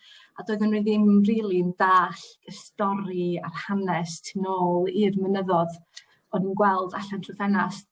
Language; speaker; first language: Welsh; native; Welsh